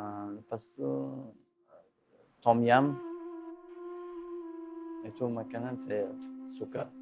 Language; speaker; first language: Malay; non-native, learner; Uzbek